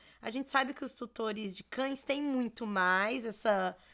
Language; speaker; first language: Portuguese; native; Portuguese